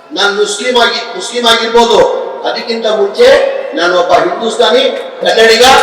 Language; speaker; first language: Kannada; non-native, local second language; Urdu